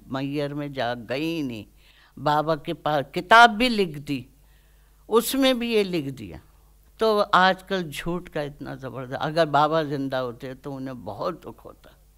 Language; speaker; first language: Hindi; native; Hindi